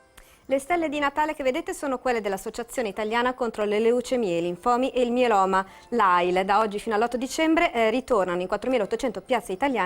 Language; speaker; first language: Italian; native; Italian